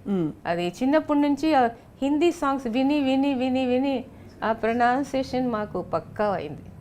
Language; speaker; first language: Telugu; non-native, fluent; Tamil